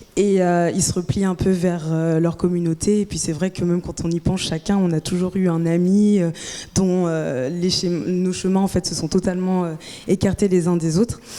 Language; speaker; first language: French; native; French